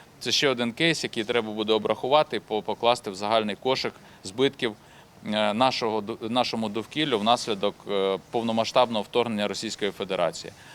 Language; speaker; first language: Ukrainian; native; Ukrainian